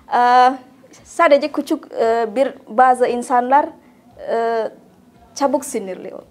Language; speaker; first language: Turkish; non-native, learner; Indonesian